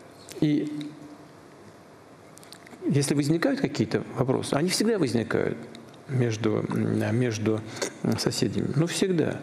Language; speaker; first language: Russian; native; Russian